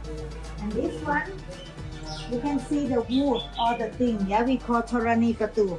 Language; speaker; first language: English; non-native, learner; Thai